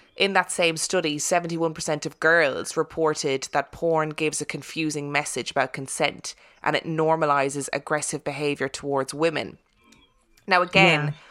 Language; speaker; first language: English; native; English